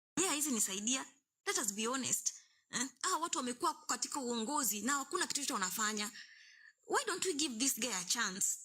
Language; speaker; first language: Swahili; non-native, local second language; Luo (Kenya and Tanzania)